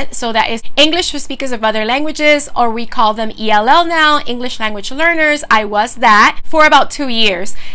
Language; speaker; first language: English; early bilingual, other home language; Spanish